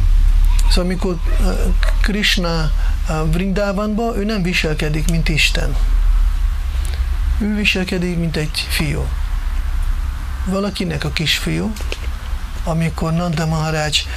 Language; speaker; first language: Hungarian; non-native, fluent; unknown